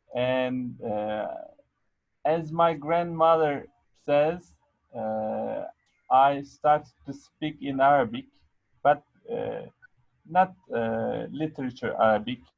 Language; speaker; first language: English; non-native, fluent; Arabic